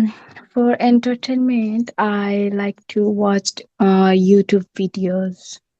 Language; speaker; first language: English; non-native, learner; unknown